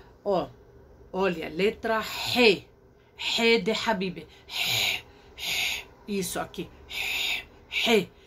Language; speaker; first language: Portuguese; non-native, learner; Arabic